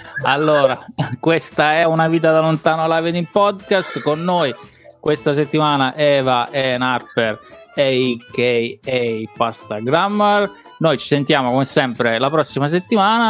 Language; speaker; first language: Italian; native; Italian